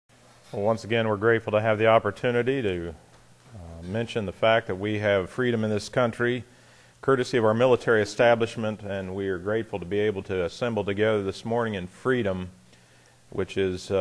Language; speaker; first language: English; native; English